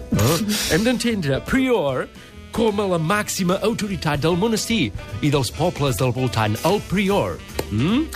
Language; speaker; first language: Catalan; non-native, fluent; English